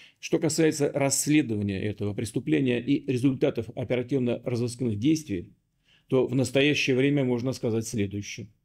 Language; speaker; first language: Russian; native; Russian